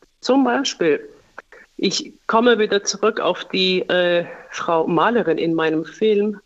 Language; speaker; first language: German; non-native, fluent; Persian